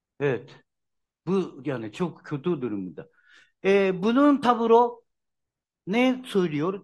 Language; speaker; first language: Turkish; non-native, learner; Japanese